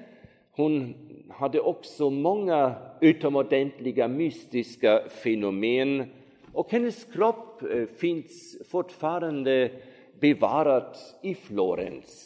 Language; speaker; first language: Swedish; non-native, fluent; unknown